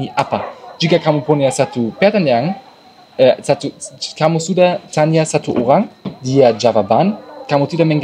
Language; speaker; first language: Indonesian; non-native, learner; German